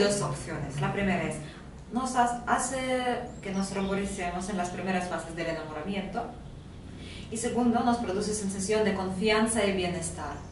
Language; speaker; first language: Spanish; non-native, fluent; Russian